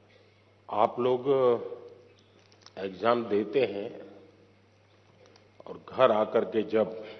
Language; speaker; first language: Hindi; non-native, local second language; Gujarati